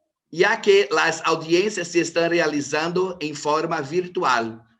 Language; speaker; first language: Spanish; non-native, fluent; Portuguese